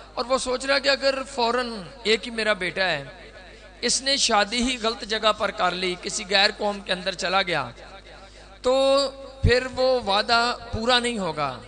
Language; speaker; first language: Urdu; non-native, local second language; Punjabi